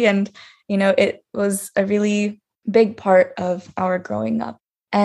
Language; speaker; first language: English; native; English